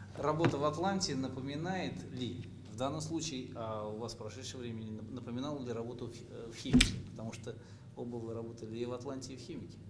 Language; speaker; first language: Russian; native; Russian